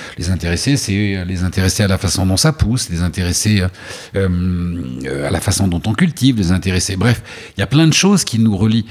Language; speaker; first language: French; native; French